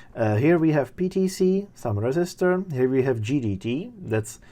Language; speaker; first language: English; non-native, fluent; Czech